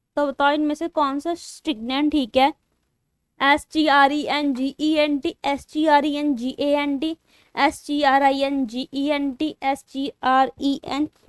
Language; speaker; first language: Hindi; non-native, local second language; Punjabi